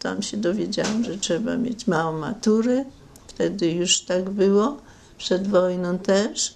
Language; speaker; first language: Polish; non-native, local second language; German